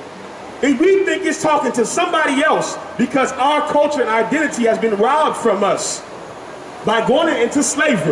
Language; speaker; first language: English; native; English